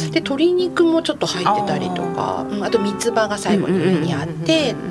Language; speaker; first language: Japanese; native; Japanese